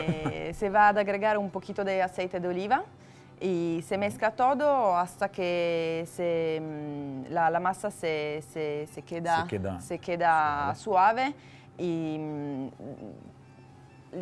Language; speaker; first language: Spanish; non-native, fluent; Italian